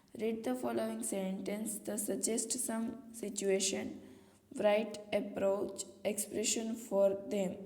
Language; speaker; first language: English; non-native, local second language; Gujarati